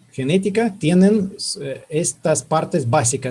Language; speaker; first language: Spanish; non-native, fluent; Russian